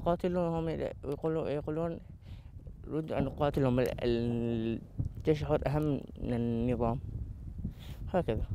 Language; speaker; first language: Arabic; native; Arabic